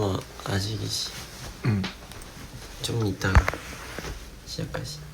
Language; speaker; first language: Korean; non-native, fluent; Japanese